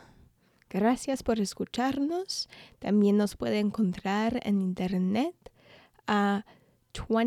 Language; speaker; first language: Spanish; non-native, fluent; English